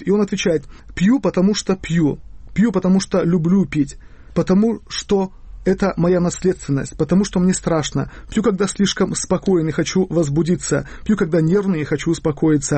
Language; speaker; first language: Russian; native; Russian